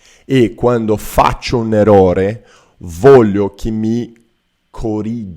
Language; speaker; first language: Italian; non-native, learner; Portuguese